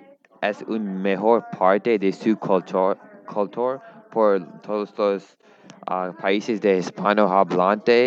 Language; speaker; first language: Spanish; non-native, learner; English